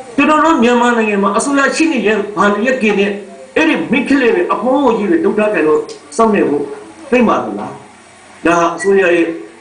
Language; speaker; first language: Burmese; native; Burmese